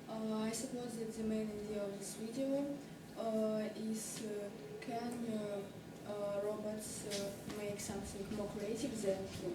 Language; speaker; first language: English; non-native, fluent; Russian